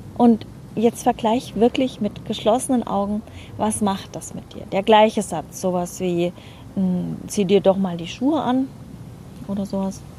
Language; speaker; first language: German; native; German